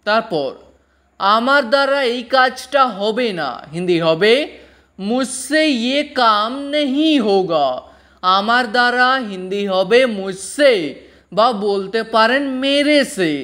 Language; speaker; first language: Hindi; non-native, fluent; Bangla